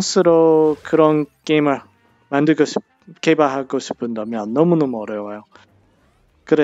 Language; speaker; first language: Korean; non-native, fluent; English